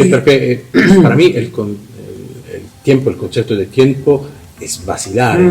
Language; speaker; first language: Spanish; non-native, fluent; Italian